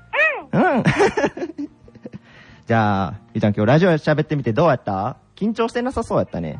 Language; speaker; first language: Japanese; native; Japanese